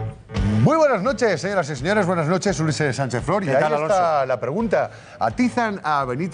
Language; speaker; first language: Spanish; native; Spanish